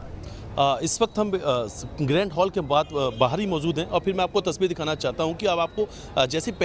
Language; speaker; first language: Hindi; native; Hindi